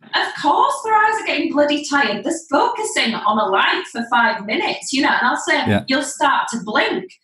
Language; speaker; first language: English; native; English